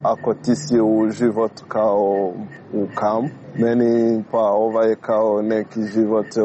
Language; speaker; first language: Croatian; non-native, learner; Rundi